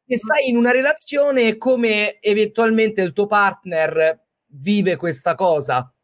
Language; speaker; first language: Italian; native; Italian